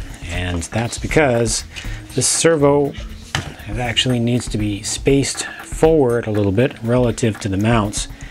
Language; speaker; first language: English; native; English